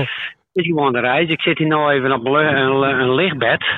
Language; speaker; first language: Dutch; native; Dutch